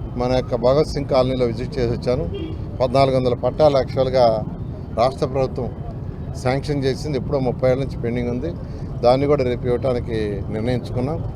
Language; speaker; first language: Telugu; native; Telugu